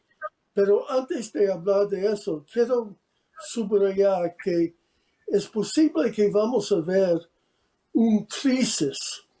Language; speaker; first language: Spanish; non-native, fluent; English